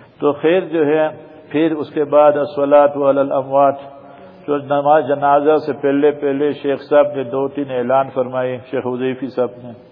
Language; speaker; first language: Urdu; native; Urdu